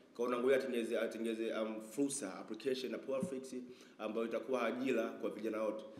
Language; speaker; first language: Swahili; native; Swahili